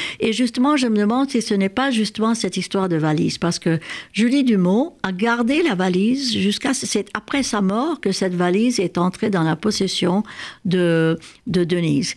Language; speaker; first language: French; non-native, fluent; Hungarian